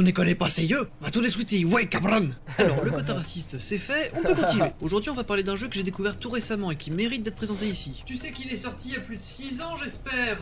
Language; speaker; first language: French; native; French